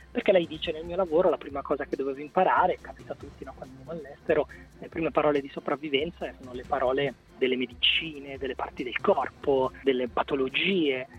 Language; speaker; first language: Italian; native; Italian